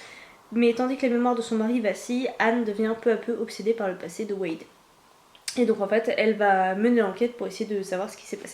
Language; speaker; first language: French; native; French